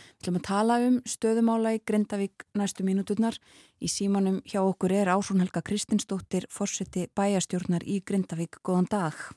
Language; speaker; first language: Icelandic; native; Icelandic